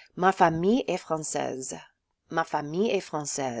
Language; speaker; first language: French; non-native, fluent; English